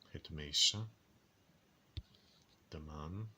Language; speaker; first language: Dutch; non-native, learner; English